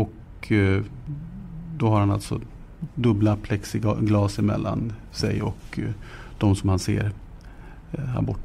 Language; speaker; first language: Swedish; native; Swedish